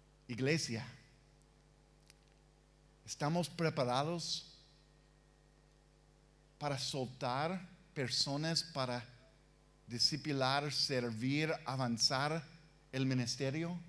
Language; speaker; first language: Spanish; non-native, fluent; English